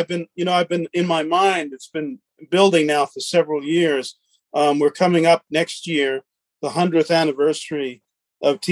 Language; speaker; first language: English; native; English